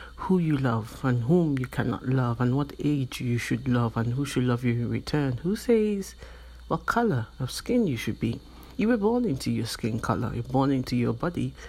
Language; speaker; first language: English; non-native, local second language; Yoruba